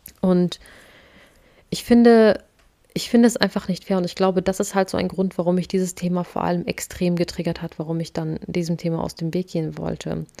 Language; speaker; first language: German; early bilingual, other home language; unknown